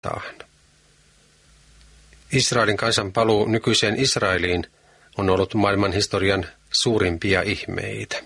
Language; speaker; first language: Finnish; native; Finnish